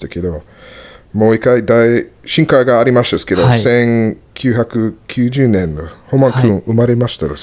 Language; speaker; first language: Japanese; non-native, learner; English